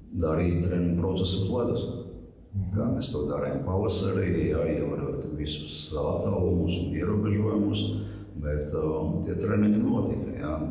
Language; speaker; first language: Latvian; non-native, local second language; Russian